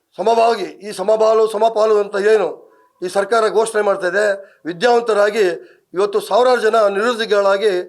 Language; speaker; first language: Kannada; non-native, local second language; Lambadi